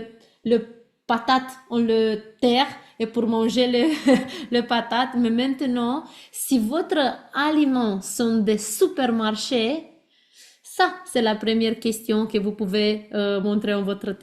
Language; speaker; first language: French; non-native, learner; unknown